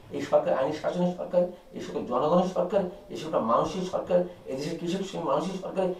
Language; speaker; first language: Bangla; native; Bangla